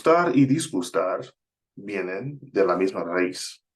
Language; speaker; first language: Spanish; non-native, fluent; English